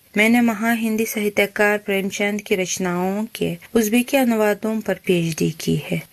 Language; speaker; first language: Hindi; non-native, fluent; Uzbek